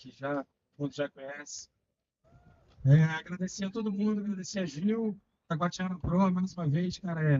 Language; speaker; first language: Portuguese; native; Portuguese